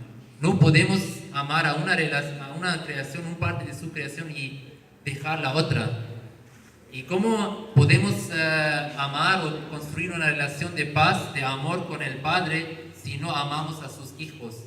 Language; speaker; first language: Spanish; non-native, learner; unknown